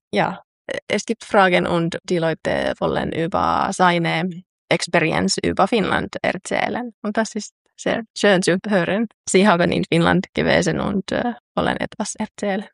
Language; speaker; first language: German; non-native, learner; Finnish